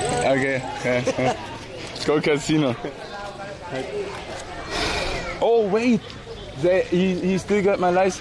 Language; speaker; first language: English; non-native, learner; German